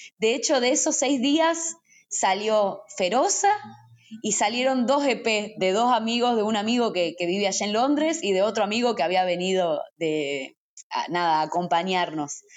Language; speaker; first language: Spanish; native; Spanish